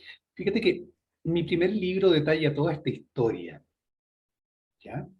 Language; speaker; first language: Spanish; native; Spanish